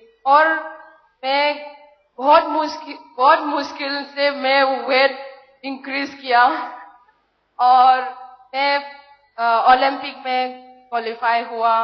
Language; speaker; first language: Hindi; non-native, local second language; Manipuri